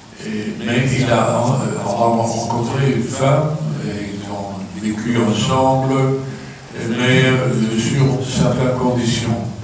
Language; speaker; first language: French; non-native, fluent; Swedish